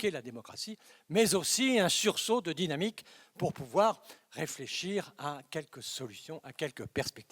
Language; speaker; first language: French; native; French